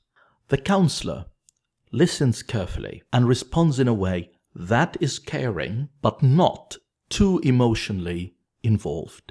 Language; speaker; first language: English; non-native, fluent; Arabic